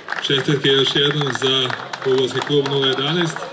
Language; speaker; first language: Croatian; native; Croatian